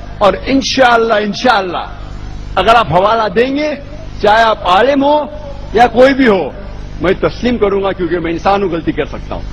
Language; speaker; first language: Urdu; non-native, local second language; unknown